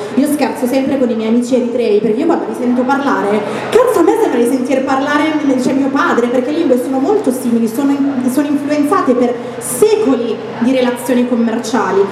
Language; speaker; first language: Italian; early bilingual, other home language; Arabic